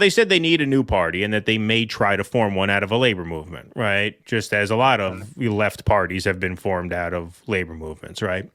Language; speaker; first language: English; native; English